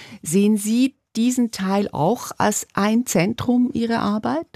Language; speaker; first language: German; native; German